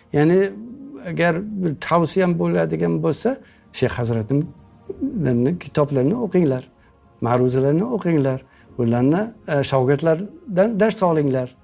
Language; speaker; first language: Uzbek; non-native, fluent; English